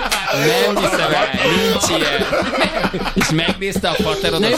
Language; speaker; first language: Hungarian; native; Hungarian